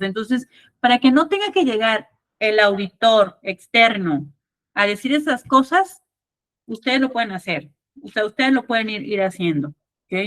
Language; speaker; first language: Spanish; native; Spanish